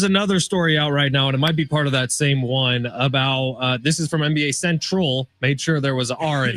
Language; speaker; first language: English; native; English